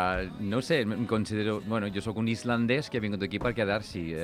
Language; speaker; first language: Catalan; non-native, fluent; Icelandic